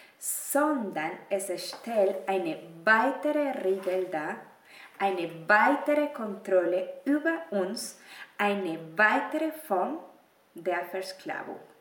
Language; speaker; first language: German; non-native, fluent; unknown